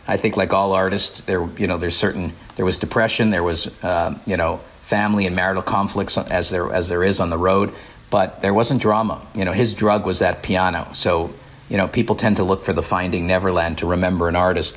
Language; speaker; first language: English; native; English